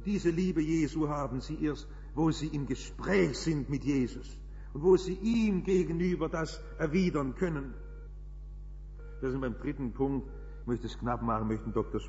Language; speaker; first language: German; native; German